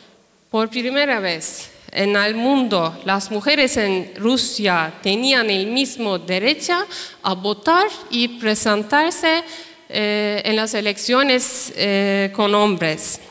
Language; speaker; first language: Spanish; non-native, fluent; Turkish